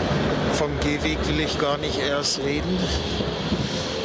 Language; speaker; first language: German; native; German